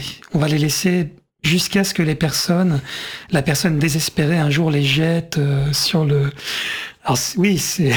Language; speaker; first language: French; native; French